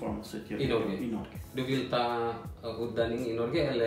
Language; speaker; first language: Norwegian; non-native, learner; Indonesian